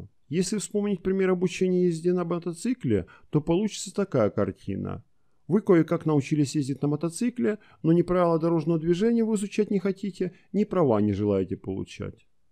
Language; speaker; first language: Russian; native; Russian